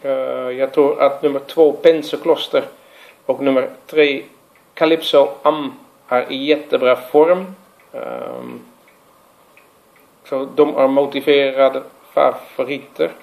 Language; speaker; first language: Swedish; non-native, fluent; Dutch